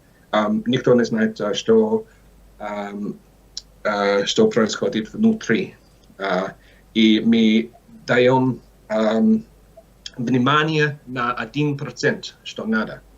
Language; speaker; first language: Russian; non-native, learner; English